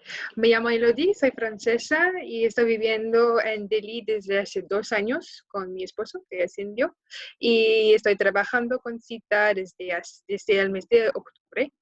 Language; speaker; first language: Spanish; non-native, fluent; French